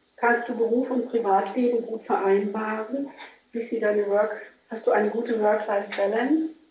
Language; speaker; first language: German; native; German